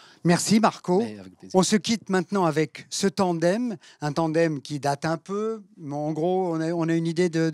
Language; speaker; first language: French; native; French